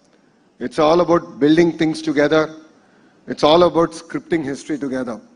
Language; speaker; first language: English; non-native, local second language; Telugu